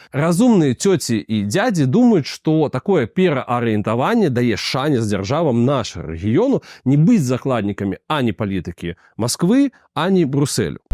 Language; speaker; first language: Belarusian; non-native, local second language; Russian